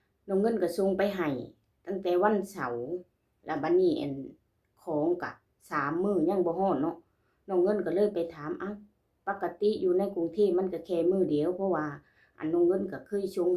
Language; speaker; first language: Thai; non-native, local second language; Lao